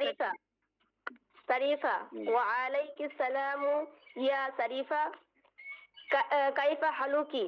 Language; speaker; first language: Arabic; non-native, learner; Bangla